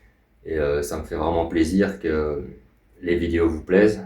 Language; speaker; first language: French; native; French